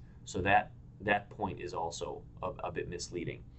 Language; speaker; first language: English; native; English